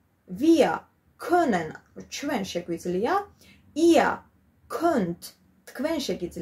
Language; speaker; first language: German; non-native, fluent; Georgian